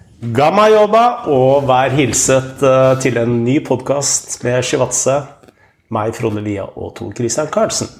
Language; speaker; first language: Norwegian; native; Norwegian